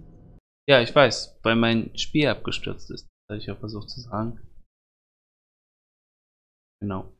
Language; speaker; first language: German; native; German